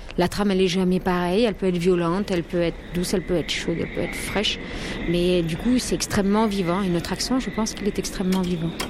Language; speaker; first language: French; native; French